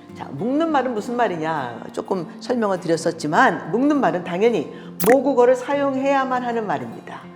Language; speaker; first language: Korean; early bilingual, heritage; Korean